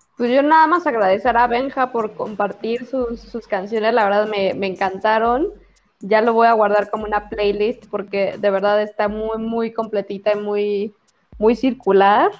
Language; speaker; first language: Spanish; native; Spanish